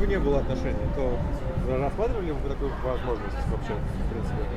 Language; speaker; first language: Russian; native; Russian